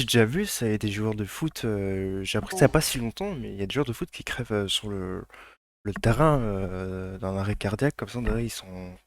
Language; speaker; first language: French; native; French